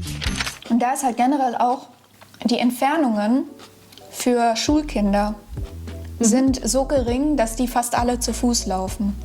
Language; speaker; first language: German; native; German